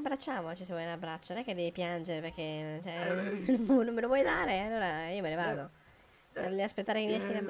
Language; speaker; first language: Italian; native; Italian